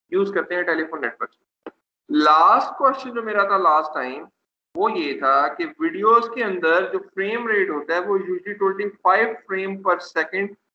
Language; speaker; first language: Urdu; non-native, local second language; Punjabi